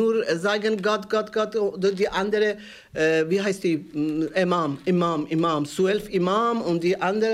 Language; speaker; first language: German; non-native, learner; Persian